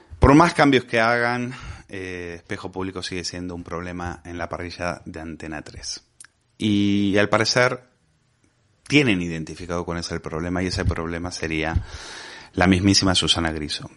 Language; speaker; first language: Spanish; native; Spanish